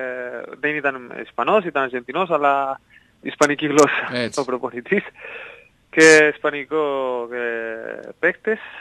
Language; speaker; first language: Greek; non-native, learner; Spanish